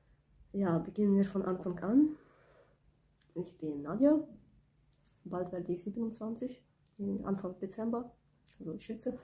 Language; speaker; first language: German; early bilingual, other home language; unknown